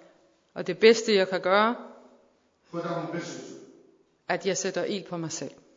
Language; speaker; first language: Danish; non-native, fluent; Persian